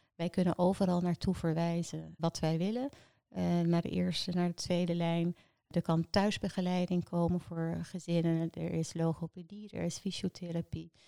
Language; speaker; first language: Dutch; native; Dutch